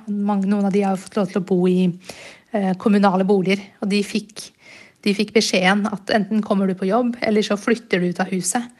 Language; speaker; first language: Norwegian; early bilingual, other home language; Burmese